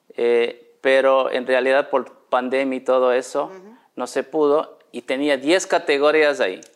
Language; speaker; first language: Spanish; native; Spanish